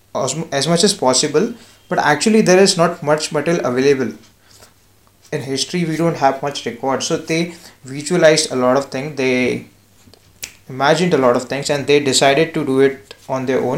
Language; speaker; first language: English; non-native, local second language; Marathi